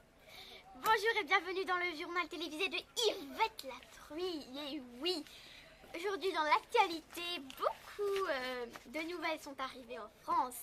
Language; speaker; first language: French; native; French